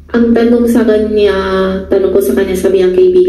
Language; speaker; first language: Filipino; non-native, learner; Chinese